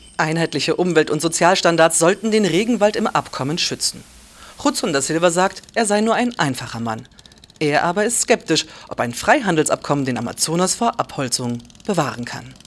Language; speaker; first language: German; native; German